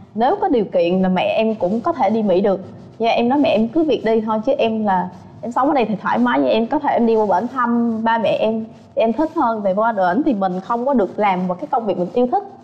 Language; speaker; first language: Vietnamese; native; Vietnamese